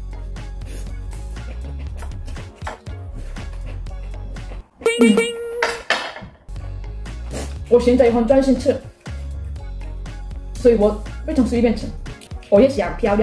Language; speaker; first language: Chinese; non-native, learner; Korean